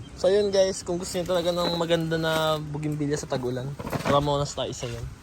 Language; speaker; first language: Filipino; native; Filipino